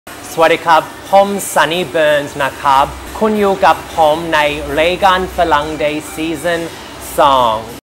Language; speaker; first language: Thai; non-native, learner; English